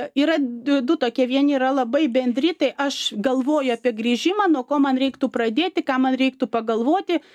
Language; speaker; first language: Lithuanian; native; Lithuanian